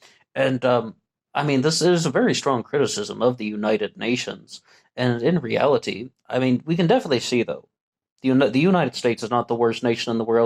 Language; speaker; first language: English; native; English